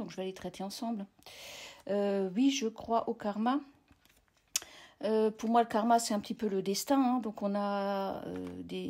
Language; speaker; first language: French; native; French